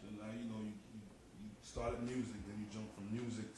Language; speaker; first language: English; native; English